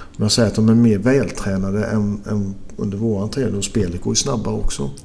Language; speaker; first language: Swedish; native; Swedish